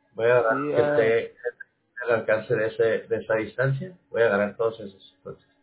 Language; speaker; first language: Spanish; native; Spanish